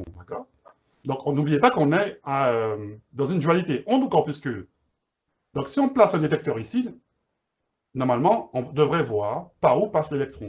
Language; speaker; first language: French; native; French